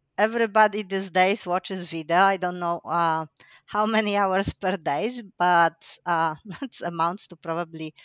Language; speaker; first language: English; non-native, fluent; Polish